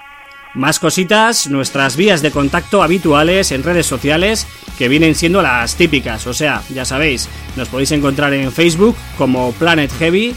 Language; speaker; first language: Spanish; native; Spanish